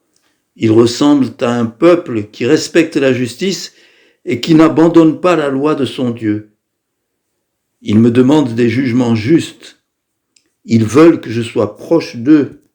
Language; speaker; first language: French; native; French